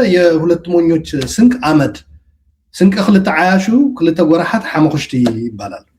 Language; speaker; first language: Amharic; non-native, local second language; Tigrinya